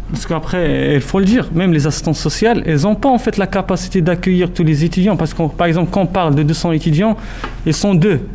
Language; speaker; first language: French; non-native, local second language; Arabic